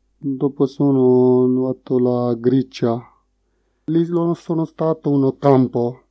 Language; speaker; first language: Italian; non-native, learner; Punjabi